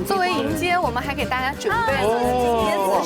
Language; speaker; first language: Chinese; native; Chinese